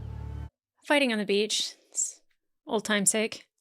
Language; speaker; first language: English; native; English